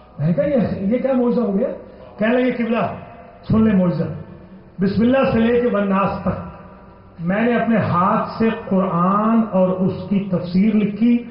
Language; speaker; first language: Urdu; non-native, local second language; Punjabi